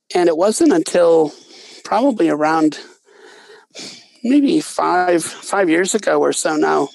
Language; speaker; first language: English; native; English